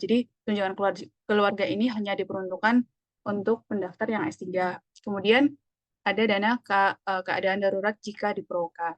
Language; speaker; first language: Indonesian; native; Indonesian